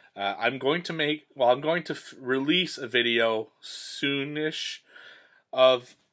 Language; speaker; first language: English; native; English